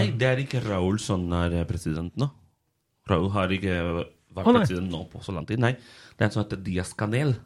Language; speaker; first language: Norwegian; non-native, fluent; Spanish